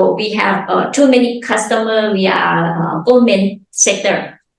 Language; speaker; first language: English; non-native, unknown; Thai